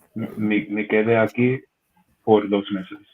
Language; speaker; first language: Spanish; non-native, learner; English